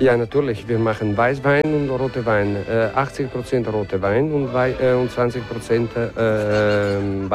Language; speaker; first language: German; non-native, learner; Italian